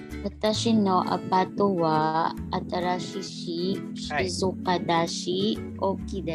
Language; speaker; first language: Japanese; non-native, learner; Filipino